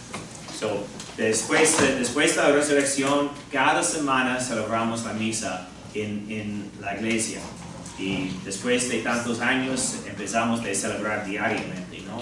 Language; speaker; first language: Spanish; non-native, fluent; English